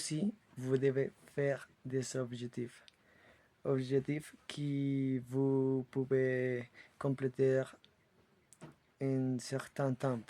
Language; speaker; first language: French; non-native, learner; Spanish